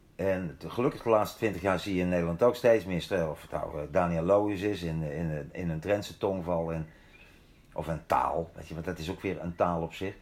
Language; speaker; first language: Dutch; native; Dutch